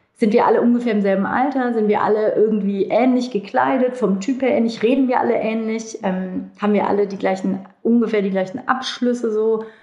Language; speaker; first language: German; early bilingual, other home language; Turkish